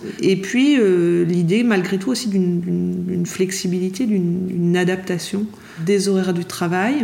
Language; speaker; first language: French; native; French